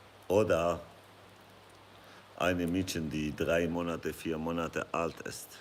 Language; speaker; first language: German; non-native, fluent; Kurdish